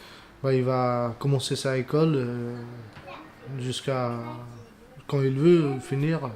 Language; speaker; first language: French; non-native, learner; Romanian